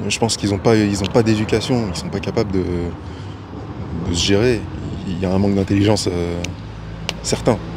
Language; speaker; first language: French; native; French